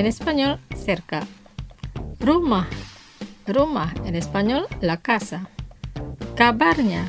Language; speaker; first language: Spanish; non-native, fluent; Indonesian